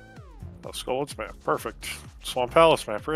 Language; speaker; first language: English; native; English